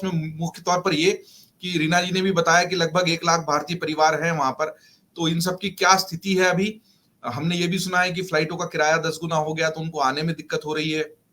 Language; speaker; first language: Hindi; native; Hindi